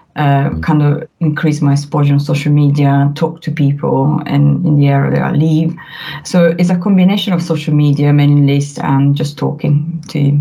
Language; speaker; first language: English; non-native, fluent; Italian